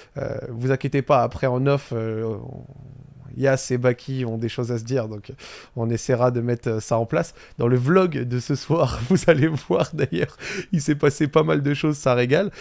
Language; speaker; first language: French; native; French